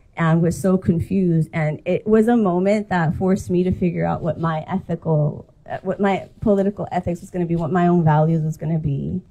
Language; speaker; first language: English; native; English